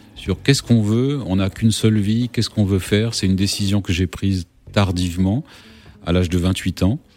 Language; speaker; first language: French; native; French